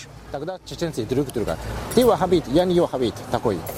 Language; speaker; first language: Russian; non-native, learner; Japanese